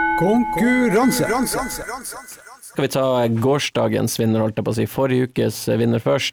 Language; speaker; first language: Norwegian; native; Norwegian